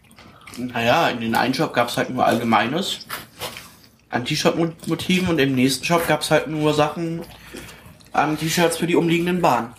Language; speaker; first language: German; native; German